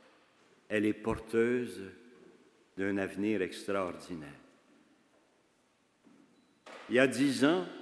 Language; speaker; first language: French; native; French